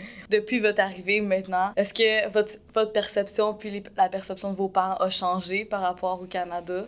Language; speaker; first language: French; native; French